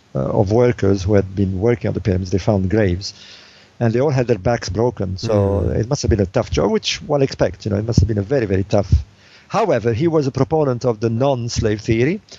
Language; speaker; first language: English; non-native, fluent; Arabic